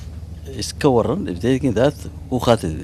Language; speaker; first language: Dutch; non-native, learner; Somali